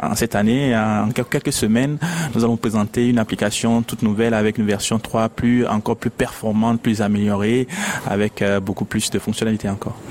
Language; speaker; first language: French; non-native, local second language; Ewe